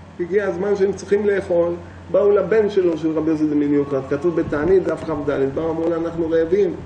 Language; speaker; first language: Hebrew; native; Hebrew